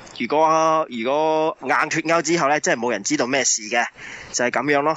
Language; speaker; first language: Cantonese; early bilingual, other home language; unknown